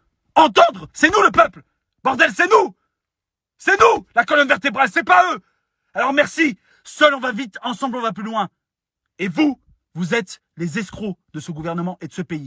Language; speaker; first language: French; native; French